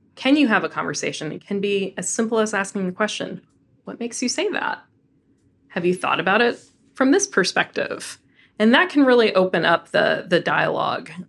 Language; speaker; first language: English; native; English